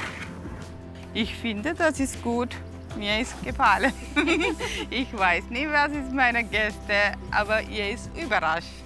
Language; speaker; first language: German; non-native, learner; Tamil